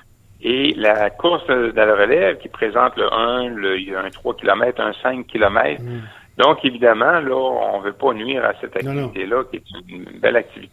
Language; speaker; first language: French; native; French